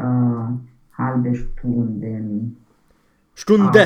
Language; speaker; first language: German; non-native, learner; Romanian